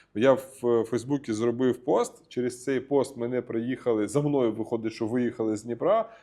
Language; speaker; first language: Ukrainian; native; Ukrainian